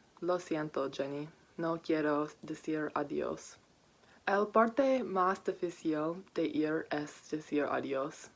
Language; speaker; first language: Spanish; non-native, learner; English